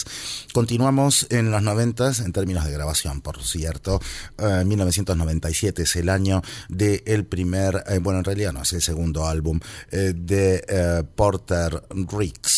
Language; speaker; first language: Spanish; native; Spanish